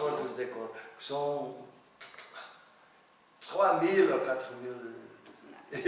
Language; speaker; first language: French; non-native, fluent; Portuguese